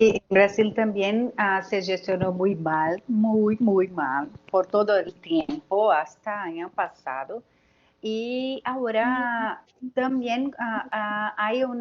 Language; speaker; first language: Spanish; non-native, learner; Portuguese